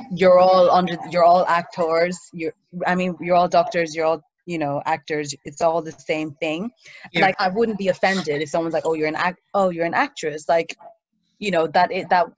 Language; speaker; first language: English; early bilingual, other home language; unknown